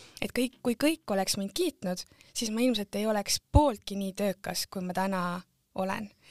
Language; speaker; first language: Estonian; native; Estonian